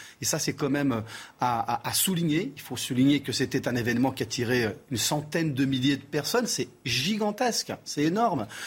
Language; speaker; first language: French; early bilingual, other home language; Portuguese